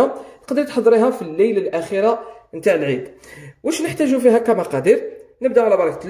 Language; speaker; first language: Arabic; native; Arabic